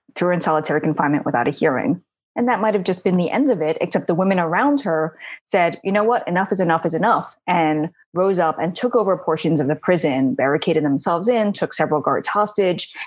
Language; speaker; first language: English; native; English